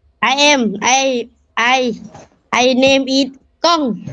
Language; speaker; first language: English; non-native, learner; Thai